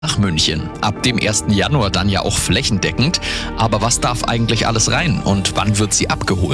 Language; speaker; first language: German; native; German